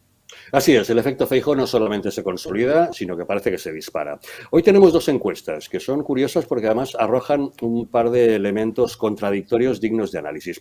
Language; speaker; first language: Spanish; native; Spanish